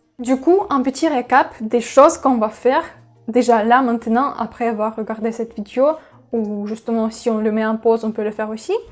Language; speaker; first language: French; non-native, fluent; Russian